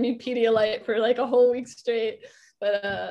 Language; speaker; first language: English; native; English